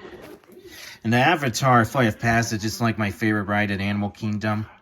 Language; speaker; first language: English; native; English